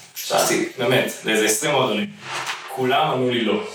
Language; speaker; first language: Hebrew; native; Hebrew